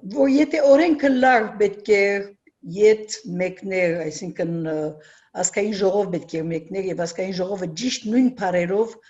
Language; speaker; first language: Armenian; early bilingual, heritage; Armenian